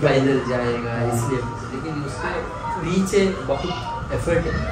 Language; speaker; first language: Hindi; non-native, local second language; Malayalam